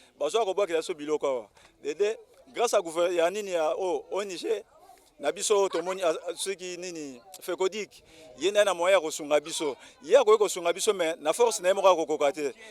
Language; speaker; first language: Lingala; native; Lingala